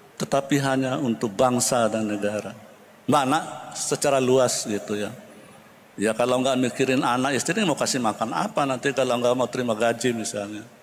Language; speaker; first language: Indonesian; non-native, local second language; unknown